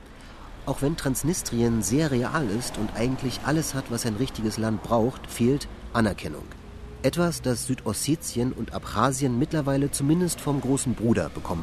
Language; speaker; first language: German; native; German